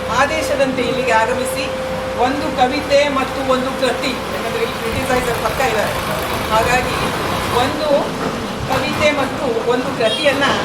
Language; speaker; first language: Kannada; native; Kannada